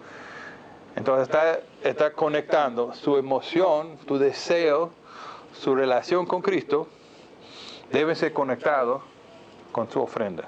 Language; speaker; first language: Spanish; non-native, fluent; English